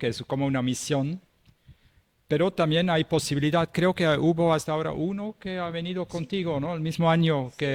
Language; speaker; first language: Spanish; non-native, fluent; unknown